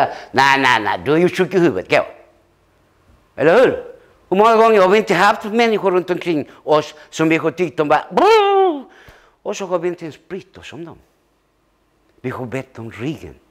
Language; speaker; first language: Swedish; early bilingual, other home language; Spanish